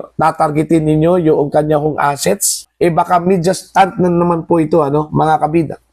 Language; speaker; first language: Filipino; non-native, local second language; Cebuano